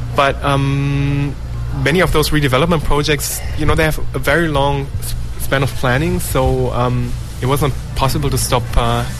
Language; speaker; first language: English; non-native, fluent; German